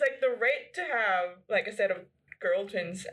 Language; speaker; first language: English; non-native, local second language; Filipino